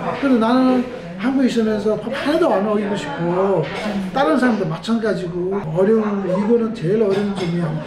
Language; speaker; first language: Korean; non-native, fluent; Nepali